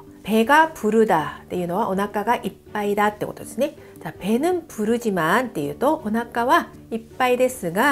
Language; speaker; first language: Japanese; non-native, fluent; Korean